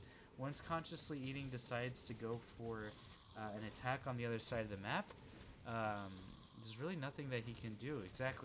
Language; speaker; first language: English; native; English